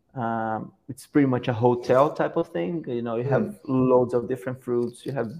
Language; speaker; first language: English; non-native, fluent; Portuguese